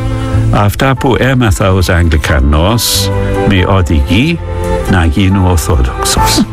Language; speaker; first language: Greek; non-native, fluent; English